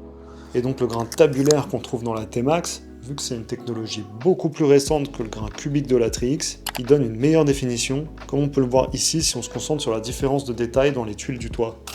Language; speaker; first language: French; native; French